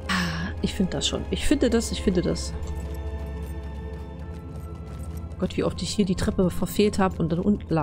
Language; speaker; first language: German; native; German